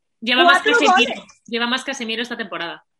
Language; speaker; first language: Spanish; native; Spanish